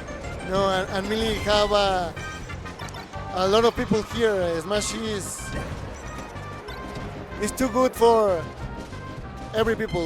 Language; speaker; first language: English; non-native, learner; Spanish